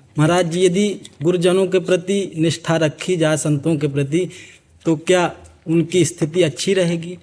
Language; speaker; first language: Hindi; native; Hindi